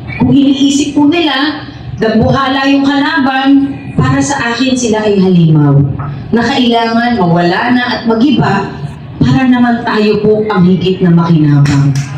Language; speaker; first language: Filipino; native; Filipino